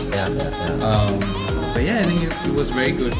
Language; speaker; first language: English; non-native, local second language; Sinhala